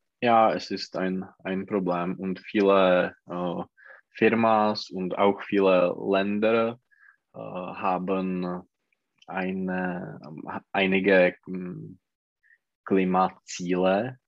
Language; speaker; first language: German; non-native, learner; Czech